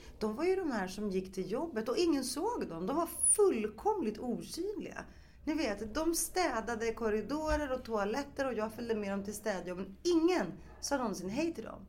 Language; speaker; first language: Swedish; early bilingual, other home language; Greek